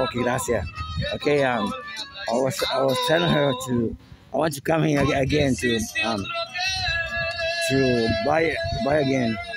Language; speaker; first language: English; non-native, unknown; Spanish